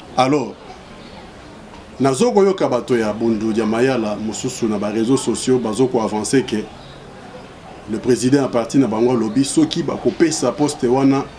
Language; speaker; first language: Lingala; non-native, local second language; Kongo